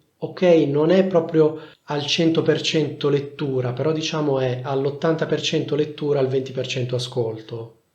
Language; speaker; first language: Italian; native; Italian